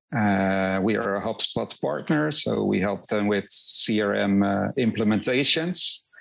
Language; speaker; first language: English; non-native, fluent; Dutch